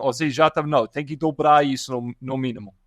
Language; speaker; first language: Portuguese; non-native, fluent; English